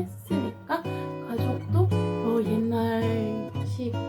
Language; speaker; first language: Korean; non-native, fluent; French